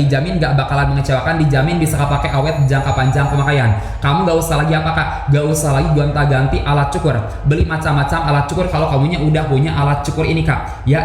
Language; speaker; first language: Indonesian; native; Indonesian